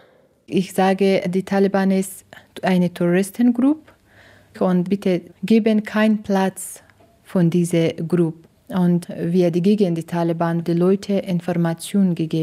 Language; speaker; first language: German; non-native, learner; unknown